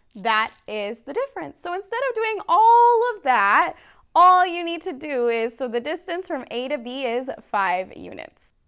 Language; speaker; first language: English; early bilingual, other home language; Spanish